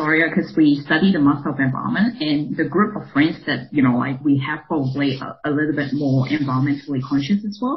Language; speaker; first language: English; non-native, local second language; Cantonese